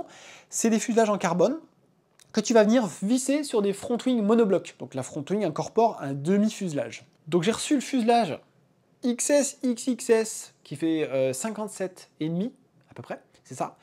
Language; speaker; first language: French; native; French